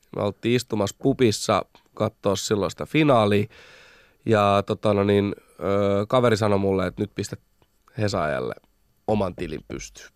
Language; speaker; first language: Finnish; early bilingual, other home language; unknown